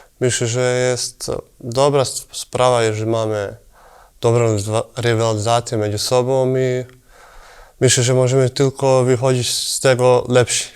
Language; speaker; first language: Polish; non-native, fluent; Bosnian